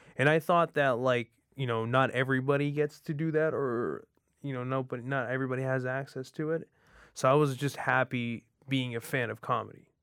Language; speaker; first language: English; early bilingual, other home language; Arabic